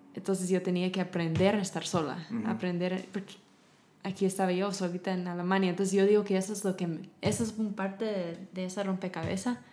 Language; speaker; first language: Spanish; non-native, fluent; English